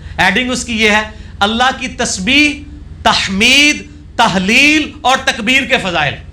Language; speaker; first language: Urdu; non-native, local second language; Punjabi